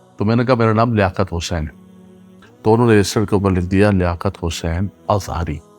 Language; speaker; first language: Urdu; non-native, local second language; Gujari